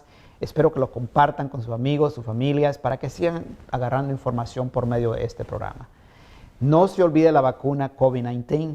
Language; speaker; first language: Spanish; native; Spanish